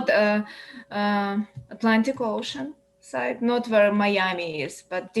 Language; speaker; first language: English; non-native, learner; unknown